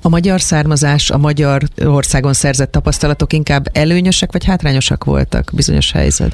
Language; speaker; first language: Hungarian; native; Hungarian